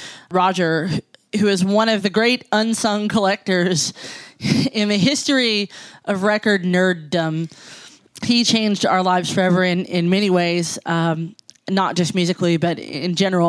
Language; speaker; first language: English; native; English